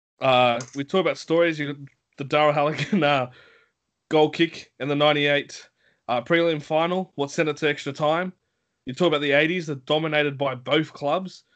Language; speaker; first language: English; native; English